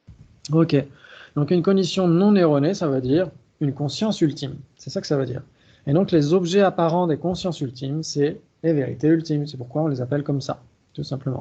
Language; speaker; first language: French; native; French